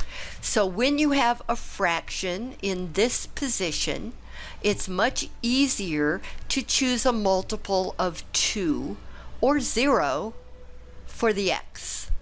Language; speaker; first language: English; native; English